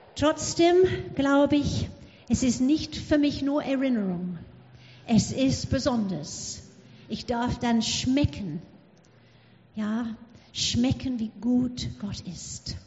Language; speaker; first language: German; non-native, fluent; English